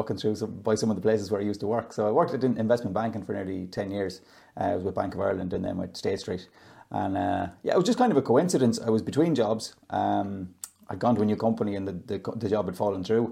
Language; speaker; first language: English; native; English